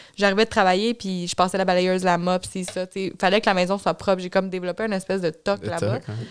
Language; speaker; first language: French; native; French